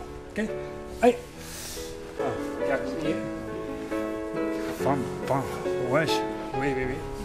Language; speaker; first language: French; non-native, learner; Japanese